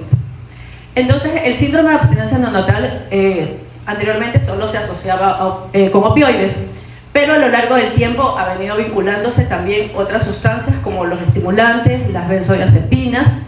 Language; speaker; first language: Spanish; native; Spanish